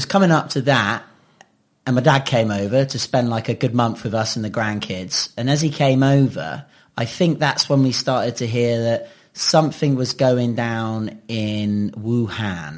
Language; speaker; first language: English; native; English